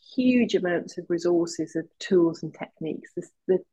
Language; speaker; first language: English; native; English